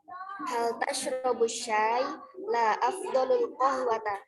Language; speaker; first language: Arabic; non-native, learner; Indonesian